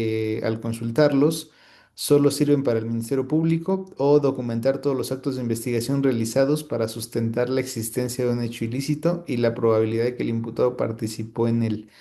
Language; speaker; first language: Spanish; native; Spanish